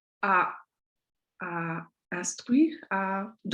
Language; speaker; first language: French; non-native, local second language; Dutch